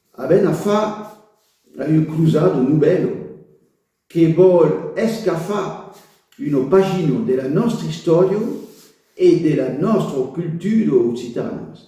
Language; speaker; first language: Occitan; non-native, local second language; French